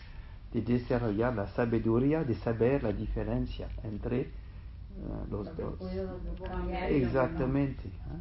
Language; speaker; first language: Spanish; non-native, fluent; French